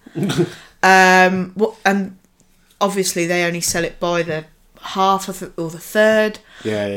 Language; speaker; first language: English; native; English